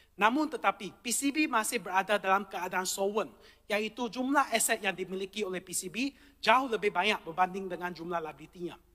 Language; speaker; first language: Malay; non-native, local second language; Chinese